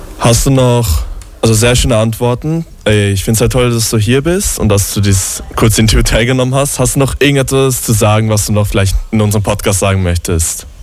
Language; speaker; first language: German; native; German